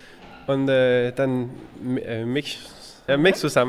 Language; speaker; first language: German; non-native, learner; Danish